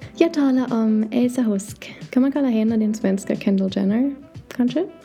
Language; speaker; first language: Swedish; non-native, learner; English